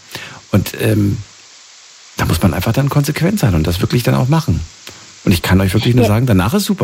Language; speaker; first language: German; native; German